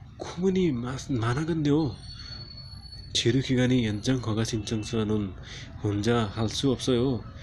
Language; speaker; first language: Korean; non-native, learner; Nepali